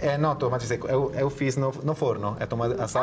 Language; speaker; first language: Portuguese; non-native, fluent; Italian